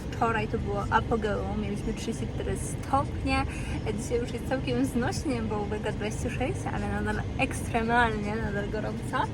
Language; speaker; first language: Polish; native; Polish